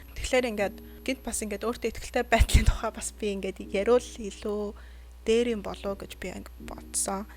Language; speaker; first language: Mongolian; early bilingual, heritage; Mongolian